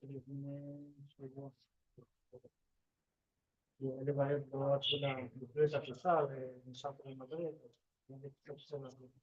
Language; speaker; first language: Hebrew; non-native, learner; Spanish